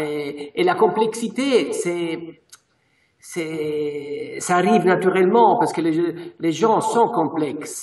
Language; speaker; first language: French; non-native, fluent; Italian